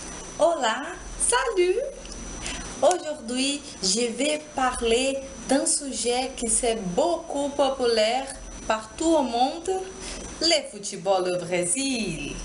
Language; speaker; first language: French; non-native, learner; Portuguese